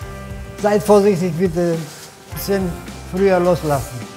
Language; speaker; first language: German; non-native, fluent; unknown